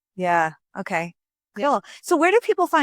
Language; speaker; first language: English; native; English